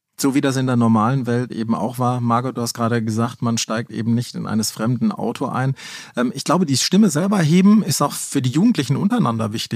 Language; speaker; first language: German; native; German